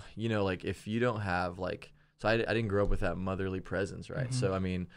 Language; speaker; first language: English; early bilingual, other home language; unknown